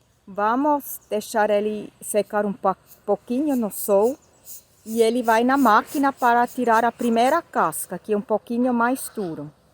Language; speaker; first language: Portuguese; non-native, fluent; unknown